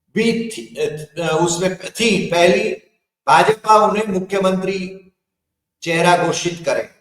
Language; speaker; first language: Hindi; non-native, local second language; Gujarati